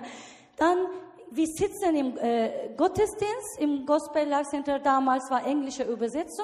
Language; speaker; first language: German; non-native, learner; Turkish